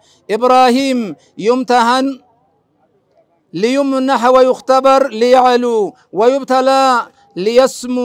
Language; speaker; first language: Arabic; non-native, fluent; Oromo